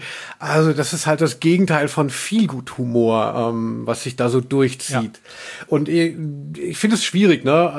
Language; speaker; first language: German; native; German